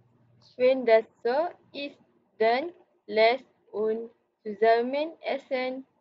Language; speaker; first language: German; non-native, learner; Malay